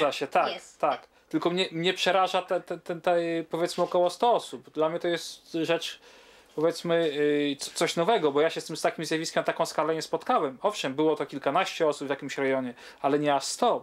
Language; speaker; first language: Polish; native; Polish